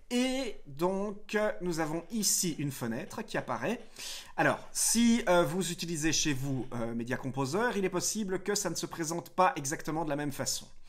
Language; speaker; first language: French; native; French